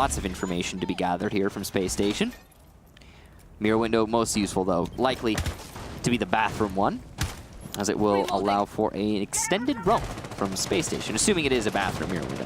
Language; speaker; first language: English; native; English